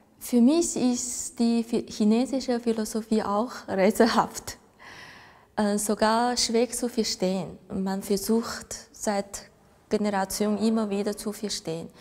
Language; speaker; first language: German; non-native, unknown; Chinese